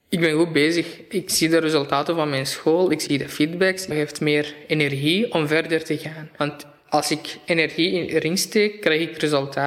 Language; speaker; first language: Dutch; non-native, fluent; Arabic